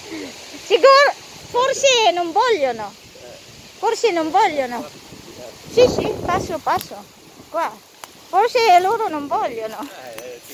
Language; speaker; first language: Italian; non-native, learner; Filipino